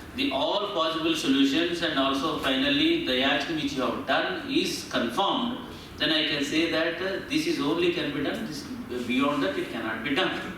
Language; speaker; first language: English; non-native, local second language; Telugu